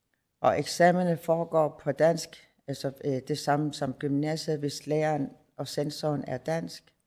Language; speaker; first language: Danish; non-native, local second language; Kalaallisut